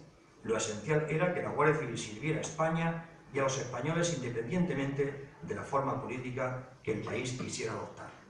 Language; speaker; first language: Spanish; native; Spanish